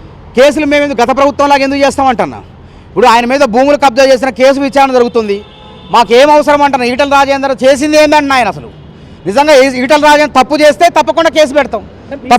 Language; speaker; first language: Telugu; native; Telugu